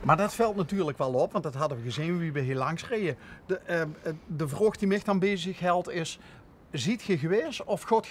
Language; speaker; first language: Dutch; native; Dutch